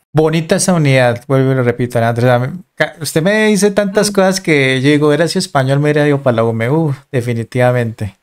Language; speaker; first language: Spanish; native; Spanish